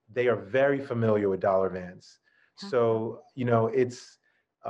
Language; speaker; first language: English; native; English